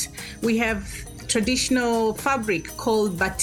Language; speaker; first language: English; non-native, local second language; Swahili